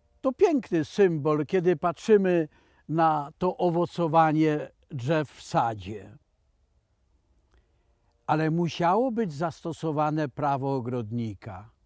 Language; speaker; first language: Polish; native; Polish